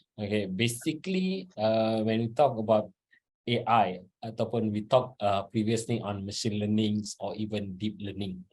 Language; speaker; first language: English; non-native, local second language; Malay